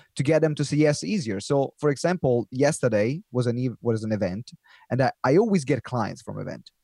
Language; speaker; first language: English; non-native, fluent; Italian